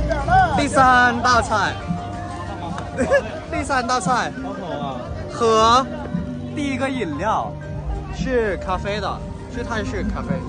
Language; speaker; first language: Chinese; non-native, fluent; Thai